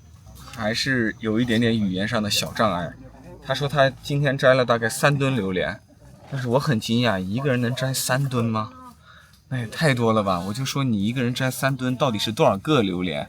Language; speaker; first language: Chinese; native; Chinese